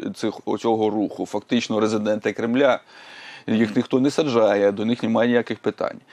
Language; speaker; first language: Ukrainian; native; Ukrainian